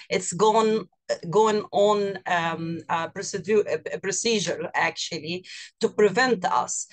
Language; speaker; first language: English; non-native, fluent; Arabic